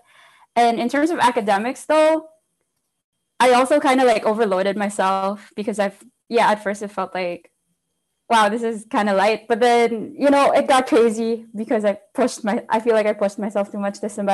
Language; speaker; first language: English; non-native, local second language; Filipino